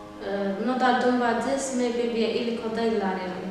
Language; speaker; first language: Georgian; non-native, local second language; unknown